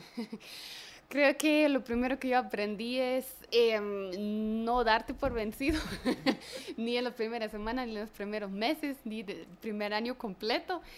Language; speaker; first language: Spanish; non-native, fluent; German